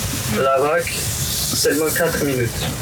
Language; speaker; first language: French; non-native, learner; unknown